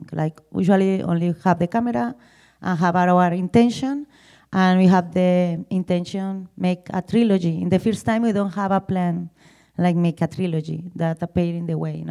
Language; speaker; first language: English; non-native, learner; Spanish